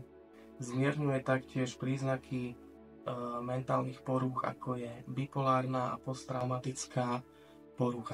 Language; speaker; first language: Slovak; native; Slovak